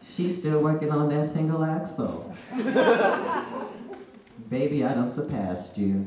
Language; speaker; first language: English; native; English